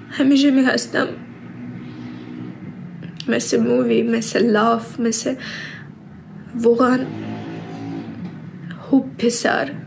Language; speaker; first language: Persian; early bilingual, heritage; Persian